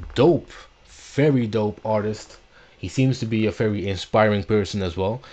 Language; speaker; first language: English; non-native, fluent; Dutch